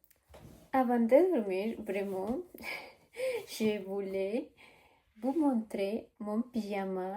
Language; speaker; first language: French; non-native, learner; Spanish